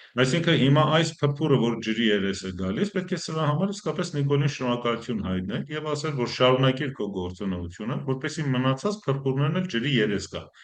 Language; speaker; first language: Armenian; early bilingual, heritage; Armenian